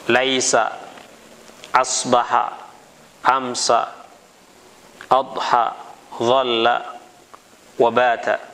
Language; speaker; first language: Arabic; non-native, fluent; Indonesian